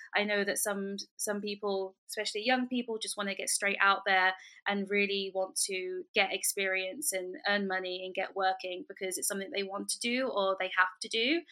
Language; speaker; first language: English; native; English